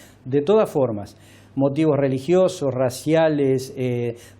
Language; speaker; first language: Spanish; native; Spanish